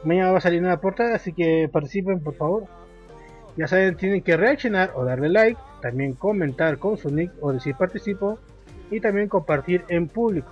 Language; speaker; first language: Spanish; native; Spanish